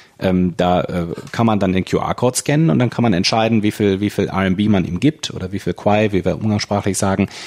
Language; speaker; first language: German; native; German